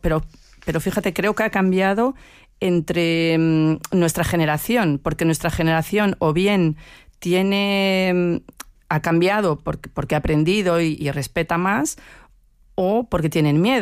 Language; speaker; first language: Spanish; native; Spanish